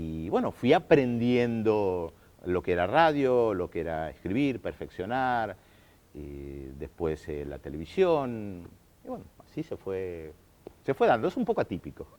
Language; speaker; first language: Spanish; early bilingual, other home language; German